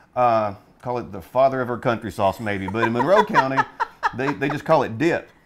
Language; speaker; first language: English; native; English